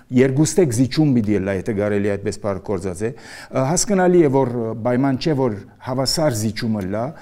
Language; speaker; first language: Armenian; early bilingual, heritage; Armenian